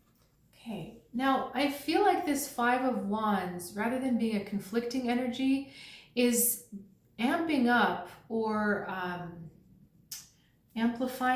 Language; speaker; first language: English; native; English